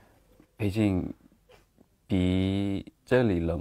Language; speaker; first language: Chinese; non-native, learner; Thai